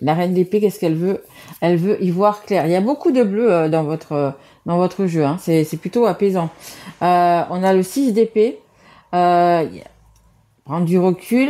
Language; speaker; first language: French; native; French